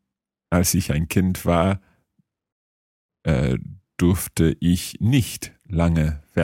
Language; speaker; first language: German; non-native, learner; English